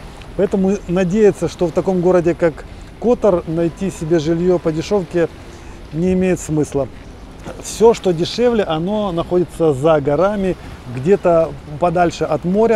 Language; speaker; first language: Russian; native; Russian